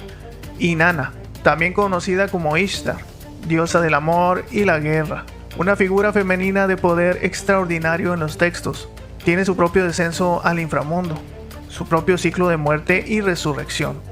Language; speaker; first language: Spanish; native; Spanish